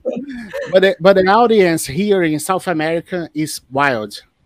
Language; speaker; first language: English; non-native, fluent; Portuguese